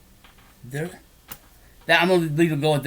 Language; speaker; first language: English; native; English